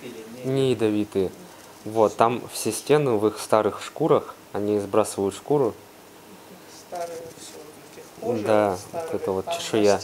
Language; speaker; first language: Russian; native; Russian